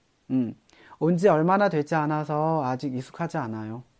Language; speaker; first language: Korean; non-native, fluent; Chinese